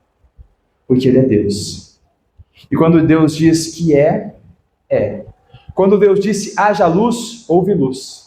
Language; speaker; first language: Portuguese; native; Portuguese